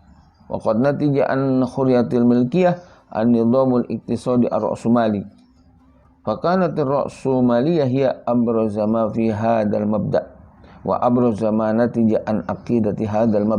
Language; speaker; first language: Arabic; non-native, fluent; Indonesian